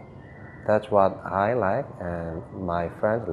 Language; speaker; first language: English; non-native, fluent; Korean